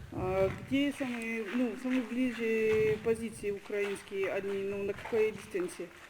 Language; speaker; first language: Russian; non-native, learner; French